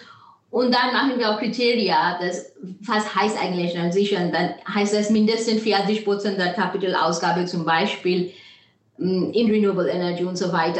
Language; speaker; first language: German; non-native, fluent; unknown